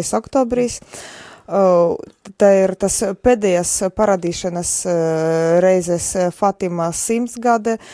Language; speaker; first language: Latvian; non-native, fluent; Polish